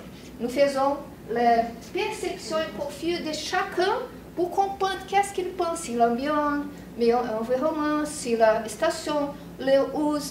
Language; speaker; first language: French; non-native, learner; Portuguese